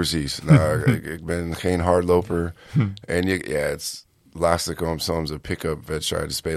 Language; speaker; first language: Dutch; non-native, learner; English